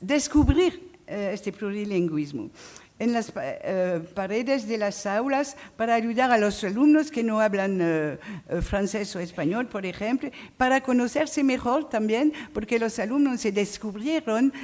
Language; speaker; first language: Spanish; non-native, fluent; French